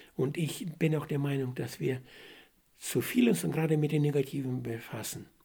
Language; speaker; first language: German; non-native, fluent; Russian